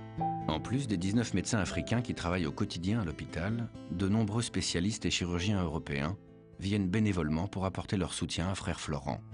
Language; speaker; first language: French; native; French